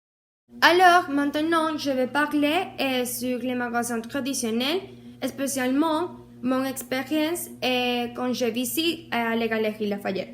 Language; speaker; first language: French; non-native, learner; Spanish